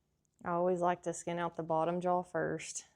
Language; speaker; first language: English; native; English